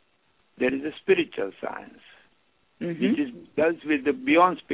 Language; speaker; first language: English; non-native, local second language; Gujarati